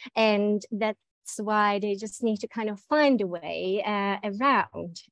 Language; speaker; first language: English; native; English